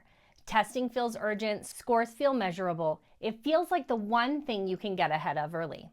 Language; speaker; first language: English; native; English